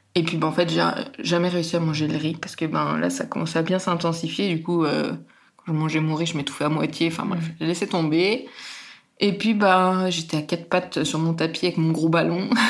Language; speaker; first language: French; native; French